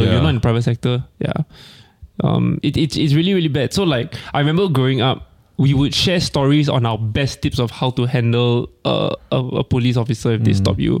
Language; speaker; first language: English; non-native, local second language; Min Nan Chinese